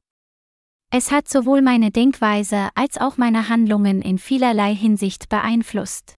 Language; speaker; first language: German; non-native, learner; Vietnamese